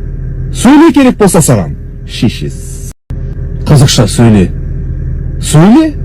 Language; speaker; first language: Kazakh; non-native, local second language; Russian